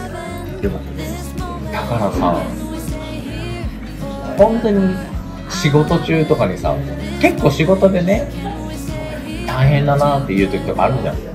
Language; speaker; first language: Japanese; native; Japanese